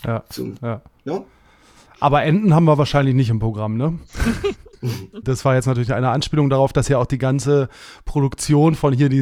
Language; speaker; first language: German; native; German